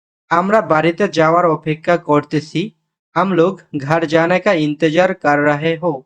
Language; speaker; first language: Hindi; non-native, learner; Bangla